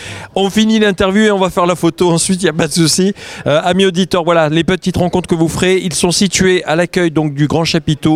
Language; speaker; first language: French; native; French